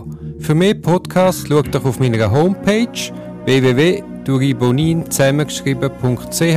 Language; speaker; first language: German; native; German